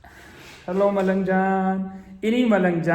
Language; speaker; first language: Indonesian; non-native, learner; Pashto